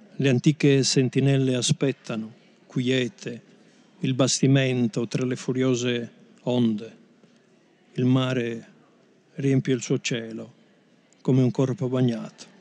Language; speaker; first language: Italian; native; Italian